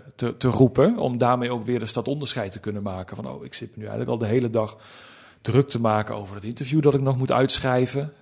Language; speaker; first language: Dutch; native; Dutch